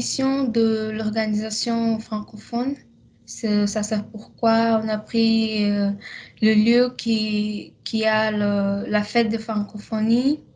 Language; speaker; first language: French; non-native, learner; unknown